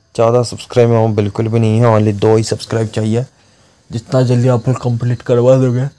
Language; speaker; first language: Hindi; non-native, local second language; Bangla